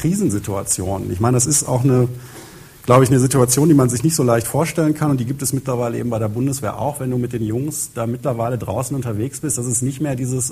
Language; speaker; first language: German; native; German